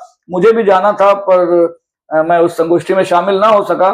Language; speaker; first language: Hindi; native; Hindi